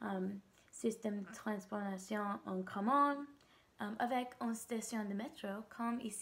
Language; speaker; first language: French; non-native, learner; English